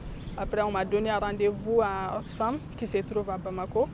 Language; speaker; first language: French; non-native, local second language; Bambara